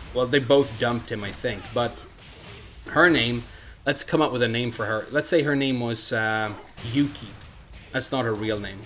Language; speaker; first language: English; native; English